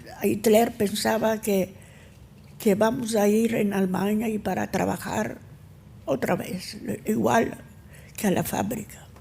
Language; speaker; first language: Spanish; early bilingual, heritage; Ladino